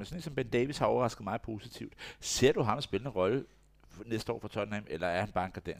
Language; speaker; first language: Danish; native; Danish